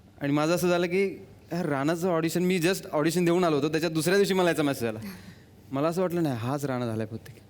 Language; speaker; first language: Marathi; native; Marathi